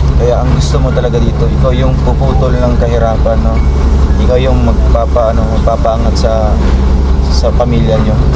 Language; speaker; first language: Filipino; non-native, local second language; Cebuano